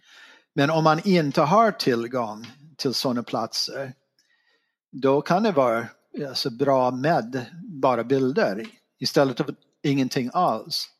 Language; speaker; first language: Swedish; non-native, fluent; English